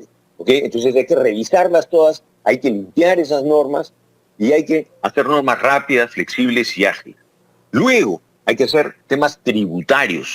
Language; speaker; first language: Spanish; native; Spanish